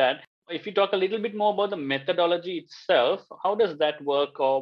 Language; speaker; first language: English; non-native, local second language; Sinhala